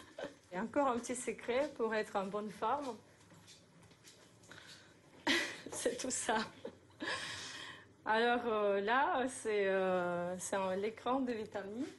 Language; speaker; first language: French; non-native, fluent; Russian